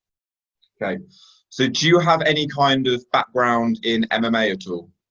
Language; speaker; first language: English; native; English